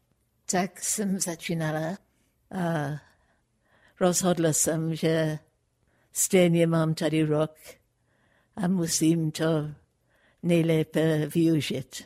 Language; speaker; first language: Czech; non-native, fluent; English